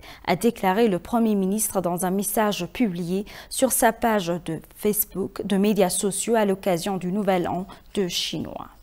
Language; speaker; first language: French; non-native, fluent; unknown